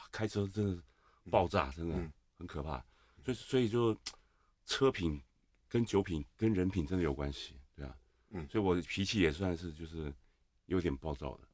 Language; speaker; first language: Chinese; native; Chinese